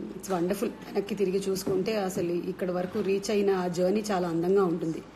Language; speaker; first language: Telugu; non-native, local second language; Malayalam